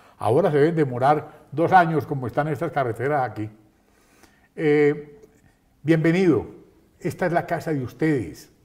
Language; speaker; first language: Spanish; native; Spanish